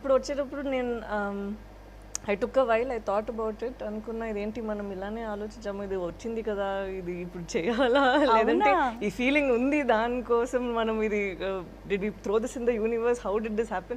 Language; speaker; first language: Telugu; non-native, fluent; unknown